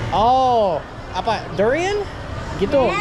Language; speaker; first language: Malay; non-native, learner; English